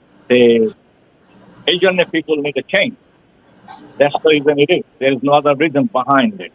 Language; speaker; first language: English; non-native, local second language; Bangla